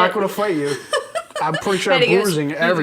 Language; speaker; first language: English; native; English